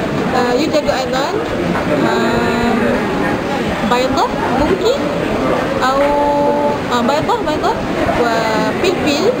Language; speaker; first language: Arabic; non-native, learner; Malay